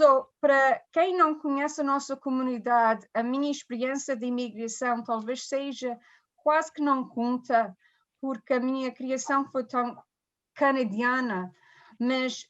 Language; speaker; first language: Portuguese; early bilingual, heritage; Portuguese